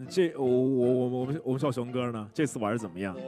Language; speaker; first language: Chinese; native; Chinese